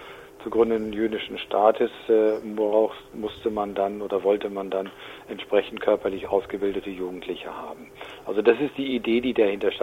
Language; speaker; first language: German; native; German